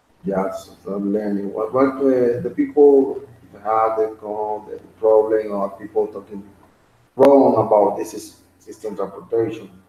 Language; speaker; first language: English; non-native, learner; Spanish